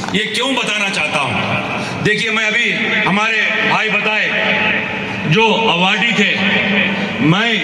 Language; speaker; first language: Urdu; native; Urdu